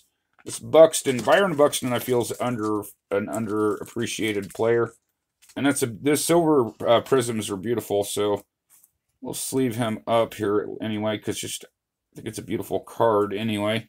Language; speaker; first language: English; native; English